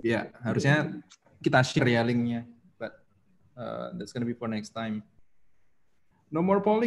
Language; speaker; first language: English; non-native, fluent; Javanese